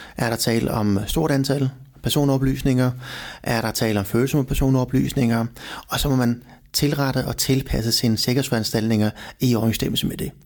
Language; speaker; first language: Danish; early bilingual, other home language; Persian